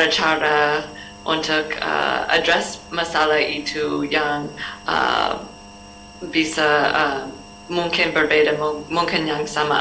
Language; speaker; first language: Indonesian; non-native, learner; English